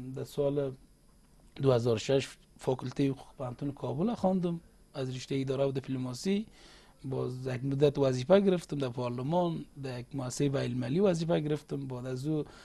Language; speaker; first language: Persian; non-native, local second language; Uzbek